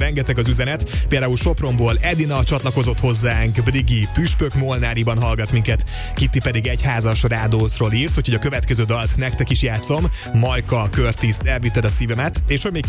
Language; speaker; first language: Hungarian; native; Hungarian